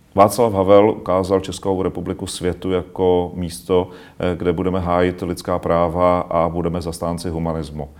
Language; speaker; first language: Czech; native; Czech